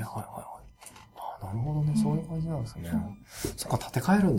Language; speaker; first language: Japanese; native; Japanese